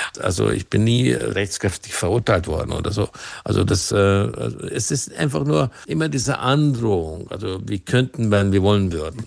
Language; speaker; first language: German; non-native, fluent; Hungarian